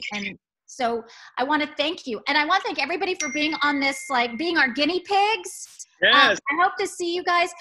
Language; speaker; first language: English; native; English